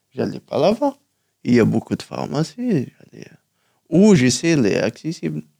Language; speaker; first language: French; non-native, local second language; Kabyle